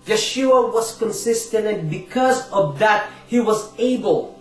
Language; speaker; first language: English; non-native, local second language; Filipino